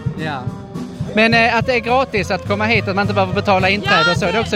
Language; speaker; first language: Swedish; native; Swedish